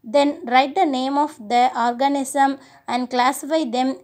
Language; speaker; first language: English; non-native, local second language; Tamil